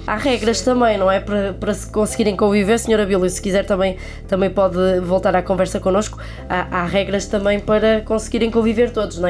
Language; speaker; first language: Portuguese; native; Portuguese